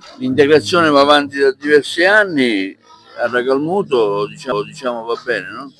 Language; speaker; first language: Italian; native; Italian